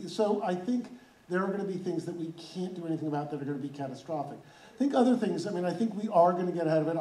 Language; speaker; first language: English; native; English